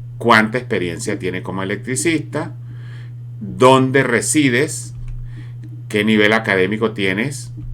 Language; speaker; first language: Spanish; native; Spanish